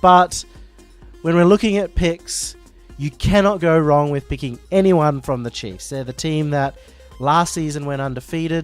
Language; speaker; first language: English; native; English